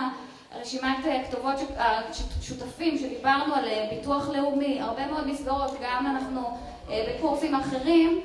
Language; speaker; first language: Hebrew; native; Hebrew